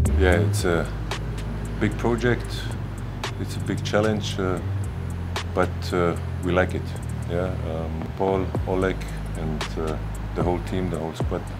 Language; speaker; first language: English; non-native, learner; Croatian